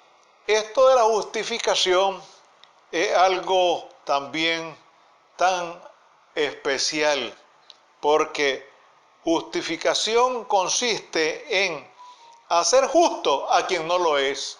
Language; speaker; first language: Spanish; native; Spanish